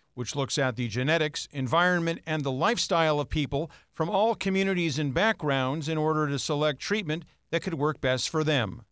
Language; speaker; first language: English; native; English